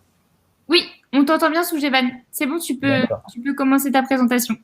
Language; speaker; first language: French; native; French